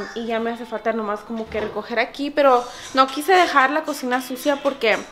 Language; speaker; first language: Spanish; early bilingual, heritage; Spanish